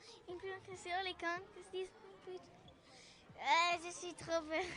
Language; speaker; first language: French; non-native, fluent; Arabic